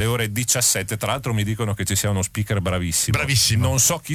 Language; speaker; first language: Italian; native; Italian